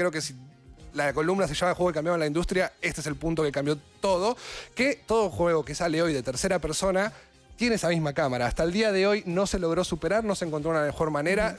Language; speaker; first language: Spanish; native; Spanish